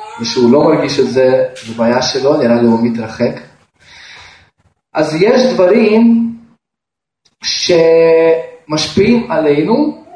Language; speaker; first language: Hebrew; non-native, fluent; Russian